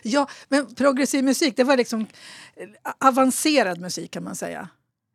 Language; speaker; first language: Swedish; native; Swedish